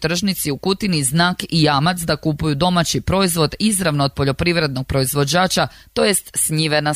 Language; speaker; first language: Serbian; native; Serbian